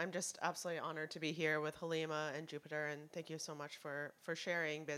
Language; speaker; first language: English; non-native, local second language; Cantonese